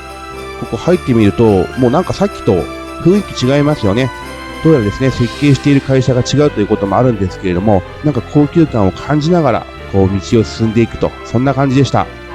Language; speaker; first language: Japanese; native; Japanese